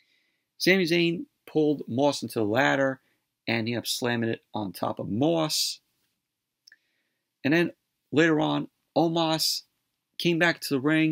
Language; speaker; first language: English; native; English